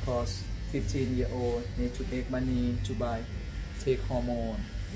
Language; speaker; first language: English; non-native, learner; Thai